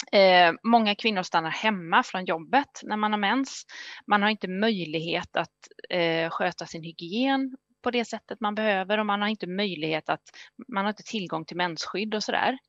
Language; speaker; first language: Swedish; native; Swedish